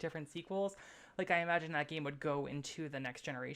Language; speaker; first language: English; native; English